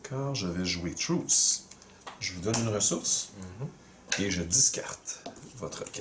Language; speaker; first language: French; native; French